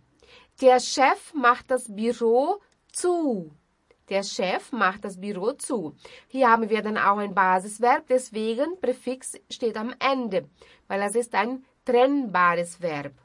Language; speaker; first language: German; non-native, fluent; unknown